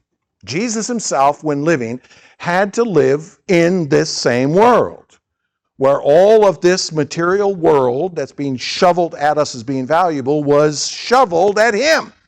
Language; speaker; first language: English; native; English